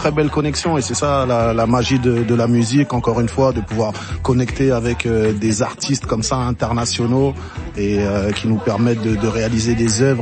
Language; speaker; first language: French; native; French